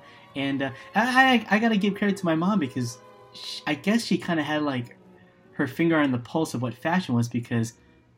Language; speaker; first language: English; native; English